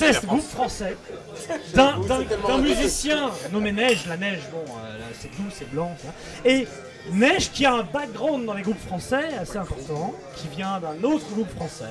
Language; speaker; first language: French; native; French